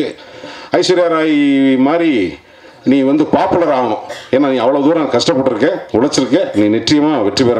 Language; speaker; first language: Tamil; native; Tamil